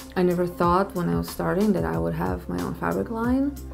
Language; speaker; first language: English; non-native, fluent; Polish